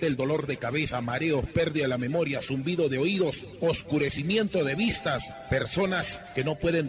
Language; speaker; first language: Spanish; native; Spanish